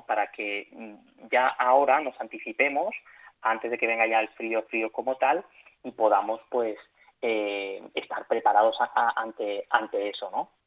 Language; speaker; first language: Spanish; native; Spanish